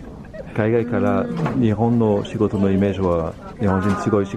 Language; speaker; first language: Japanese; non-native, fluent; French